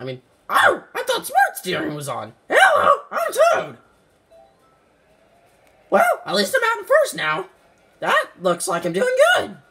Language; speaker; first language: English; native; English